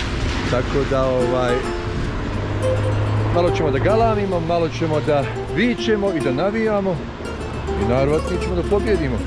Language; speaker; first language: Croatian; native; Croatian